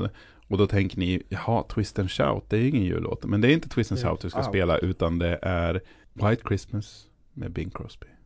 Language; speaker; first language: Swedish; native; Swedish